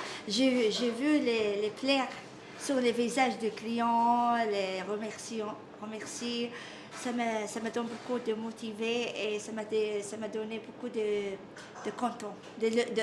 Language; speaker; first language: French; non-native, learner; Arabic